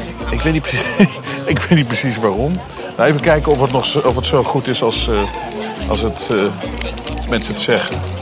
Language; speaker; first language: Dutch; native; Dutch